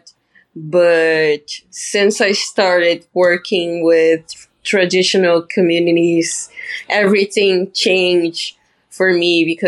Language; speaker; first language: English; non-native, fluent; Portuguese